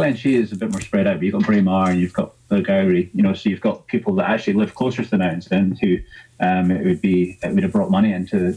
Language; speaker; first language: English; native; English